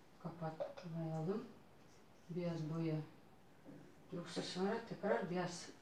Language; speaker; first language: Turkish; non-native, learner; Russian